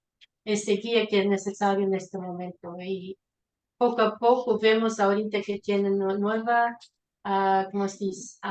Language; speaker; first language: Spanish; non-native, fluent; Portuguese